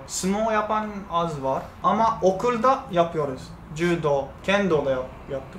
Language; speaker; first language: Turkish; non-native, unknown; Japanese